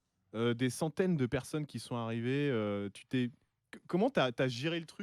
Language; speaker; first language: French; native; French